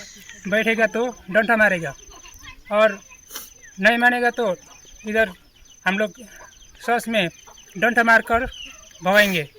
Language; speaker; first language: Hindi; non-native, local second language; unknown